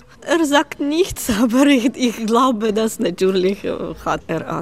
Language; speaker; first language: German; non-native, learner; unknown